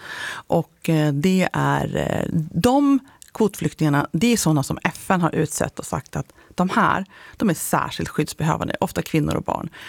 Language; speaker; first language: Swedish; native; Swedish